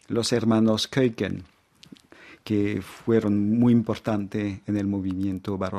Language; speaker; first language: Spanish; non-native, fluent; French